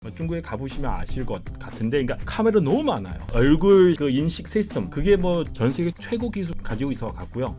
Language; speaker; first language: Korean; non-native, fluent; Chinese